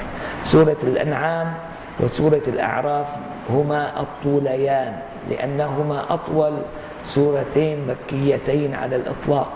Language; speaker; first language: Arabic; native; Arabic